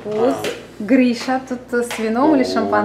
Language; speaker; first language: Russian; native; Russian